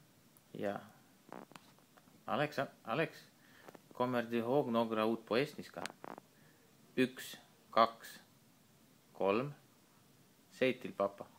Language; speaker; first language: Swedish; non-native, learner; Estonian